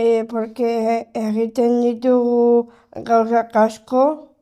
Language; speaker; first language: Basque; non-native, local second language; Spanish